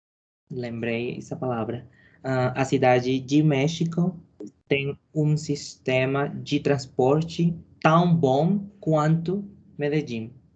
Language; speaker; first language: Portuguese; non-native, learner; Spanish